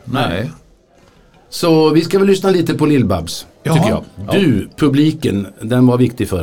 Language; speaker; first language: Swedish; native; Swedish